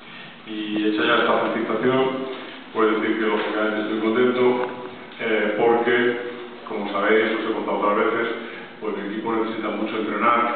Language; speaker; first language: Spanish; native; Spanish